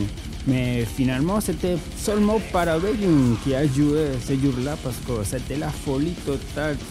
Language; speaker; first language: French; non-native, fluent; Spanish